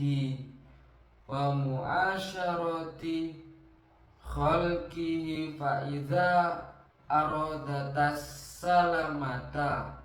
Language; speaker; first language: Arabic; non-native, learner; Indonesian